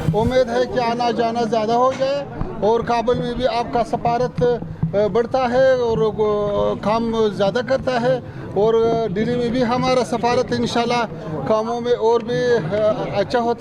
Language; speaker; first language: Hindi; non-native, fluent; Pashto